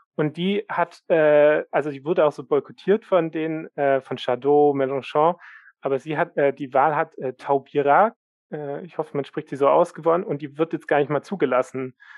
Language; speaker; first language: German; native; German